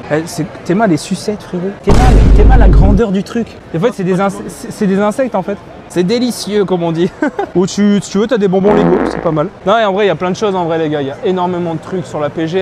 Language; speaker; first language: French; native; French